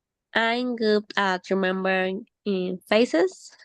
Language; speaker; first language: English; non-native, learner; Spanish